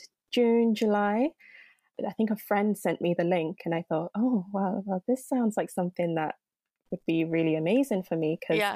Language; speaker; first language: English; non-native, local second language; Yoruba